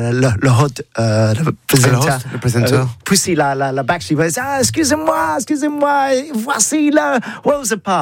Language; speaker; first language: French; non-native, learner; English